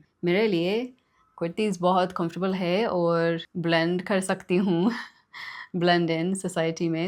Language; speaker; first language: Hindi; non-native, learner; English